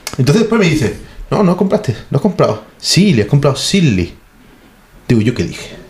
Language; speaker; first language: Spanish; native; Spanish